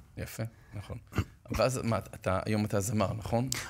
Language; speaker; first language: Hebrew; native; Hebrew